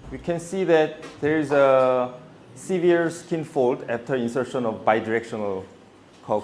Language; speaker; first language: English; non-native, fluent; Korean